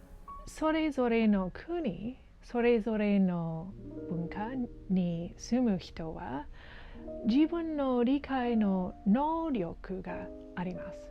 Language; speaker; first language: Japanese; non-native, learner; English